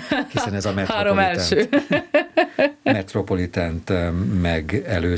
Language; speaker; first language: Hungarian; native; Hungarian